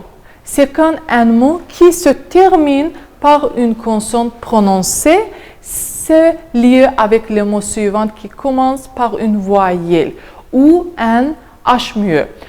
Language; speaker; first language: French; non-native, fluent; Azerbaijani